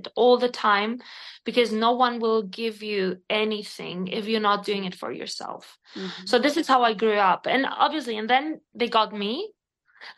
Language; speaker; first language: English; non-native, fluent; Spanish